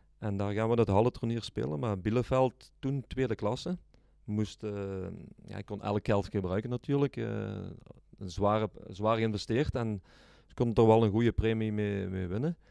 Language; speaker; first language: Dutch; native; Dutch